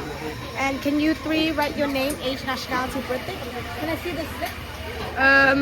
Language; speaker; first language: English; non-native, learner; Thai